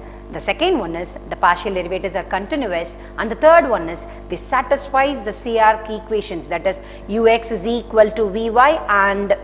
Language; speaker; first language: English; non-native, local second language; Tamil